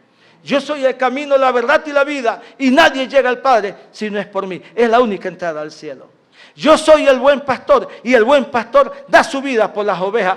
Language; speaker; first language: Spanish; native; Spanish